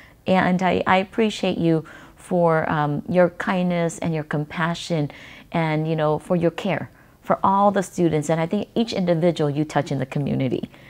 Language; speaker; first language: English; early bilingual, other home language; Vietnamese